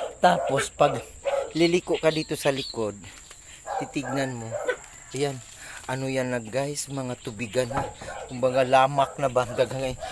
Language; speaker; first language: Filipino; non-native, local second language; Cebuano